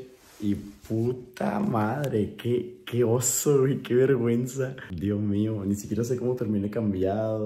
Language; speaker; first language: Spanish; native; Spanish